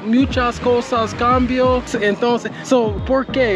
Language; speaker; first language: Spanish; non-native, learner; English